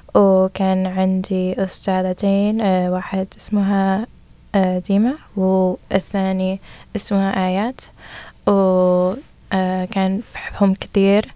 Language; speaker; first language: Arabic; non-native, learner; English